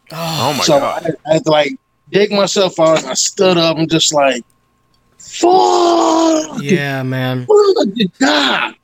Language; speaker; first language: English; native; English